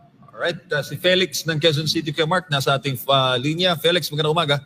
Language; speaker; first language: Filipino; native; Filipino